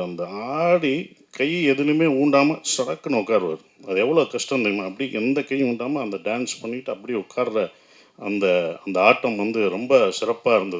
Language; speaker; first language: Tamil; native; Tamil